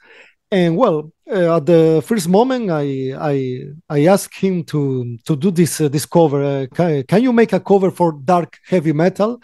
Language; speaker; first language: English; non-native, fluent; Spanish